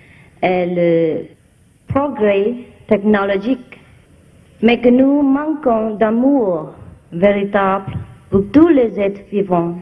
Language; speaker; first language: French; non-native, fluent; Vietnamese